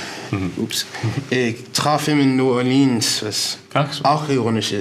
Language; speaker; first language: German; non-native, learner; English